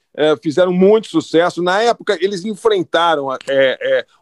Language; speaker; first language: Portuguese; native; Portuguese